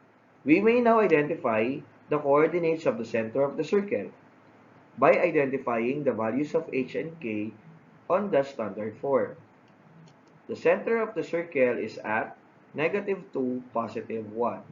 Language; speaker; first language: English; non-native, local second language; Filipino